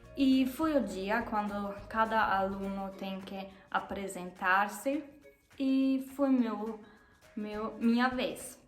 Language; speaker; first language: Portuguese; non-native, learner; German